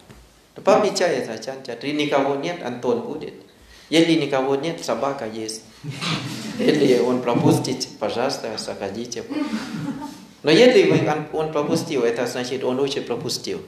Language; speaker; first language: Russian; non-native, learner; Thai